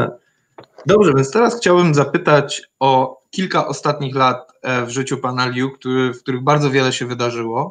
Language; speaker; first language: Polish; native; Polish